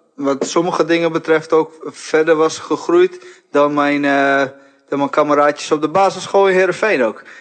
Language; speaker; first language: Dutch; early bilingual, other home language; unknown